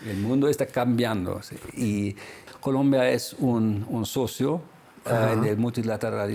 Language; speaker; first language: Spanish; non-native, fluent; German